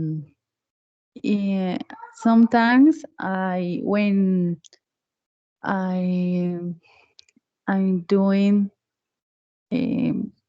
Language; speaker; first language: English; non-native, learner; Spanish